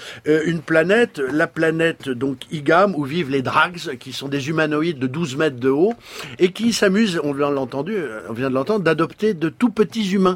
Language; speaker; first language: French; native; French